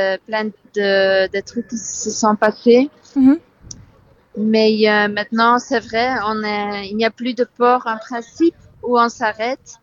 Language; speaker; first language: French; non-native, fluent; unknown